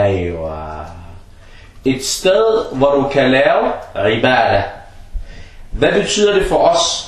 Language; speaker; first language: Danish; non-native, fluent; Arabic